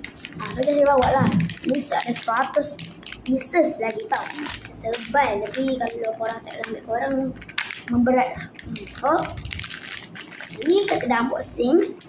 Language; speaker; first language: Malay; native; Malay